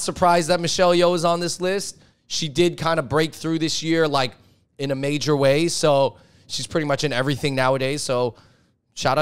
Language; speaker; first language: English; native; English